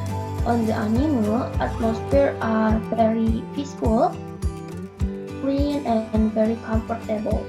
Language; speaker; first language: English; non-native, learner; Indonesian